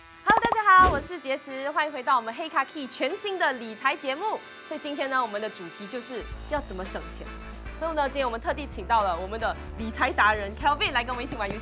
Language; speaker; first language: Chinese; native; Chinese